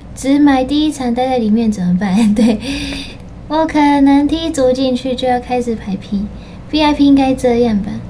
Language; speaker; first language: Chinese; non-native, fluent; Japanese